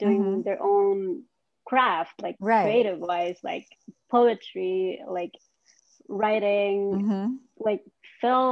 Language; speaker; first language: English; non-native, local second language; Cebuano